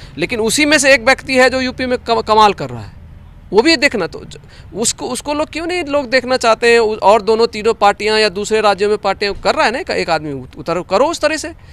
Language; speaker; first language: Hindi; native; Hindi